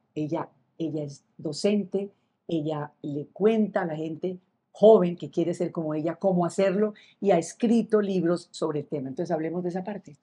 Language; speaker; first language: Spanish; native; Spanish